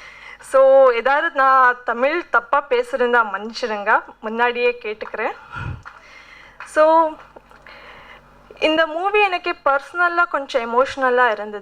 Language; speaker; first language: Tamil; non-native, learner; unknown